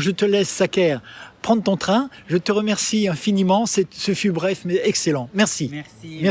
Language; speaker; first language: French; native; French